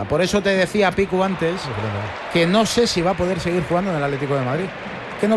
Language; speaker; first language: Spanish; native; Spanish